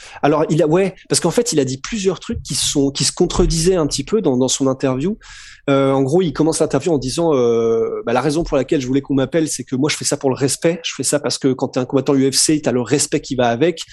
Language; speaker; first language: French; native; French